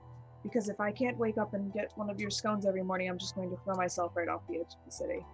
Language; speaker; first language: English; native; English